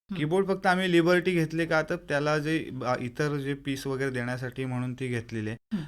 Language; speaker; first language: Marathi; native; Marathi